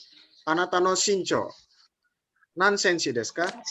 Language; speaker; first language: Japanese; non-native, fluent; Indonesian